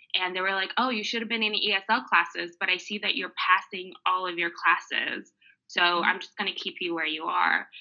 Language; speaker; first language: English; early bilingual, other home language; Mongolian